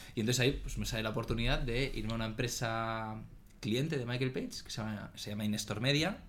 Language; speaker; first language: Spanish; native; Spanish